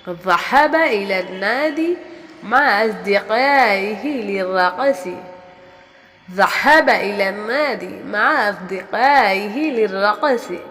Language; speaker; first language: Arabic; non-native, fluent; Urdu